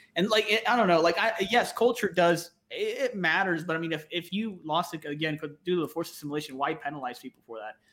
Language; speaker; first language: English; native; English